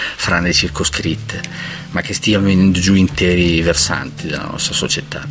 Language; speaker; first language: Italian; native; Italian